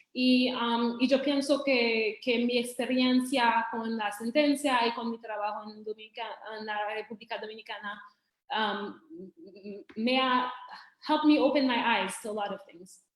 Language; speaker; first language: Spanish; non-native, fluent; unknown